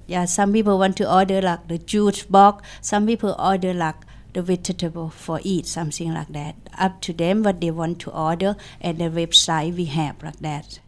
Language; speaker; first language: English; non-native, learner; Thai